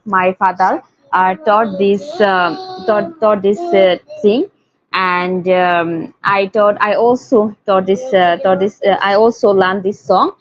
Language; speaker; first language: English; non-native, learner; Bangla